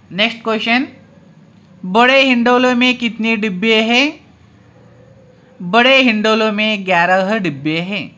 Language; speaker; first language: Hindi; non-native, local second language; Marathi